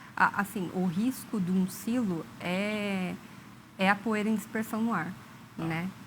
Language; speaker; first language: Portuguese; native; Portuguese